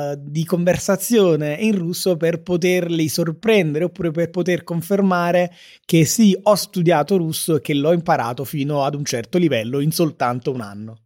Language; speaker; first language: Italian; native; Italian